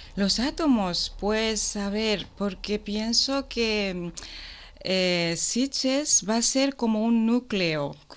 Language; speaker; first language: Spanish; non-native, fluent; Japanese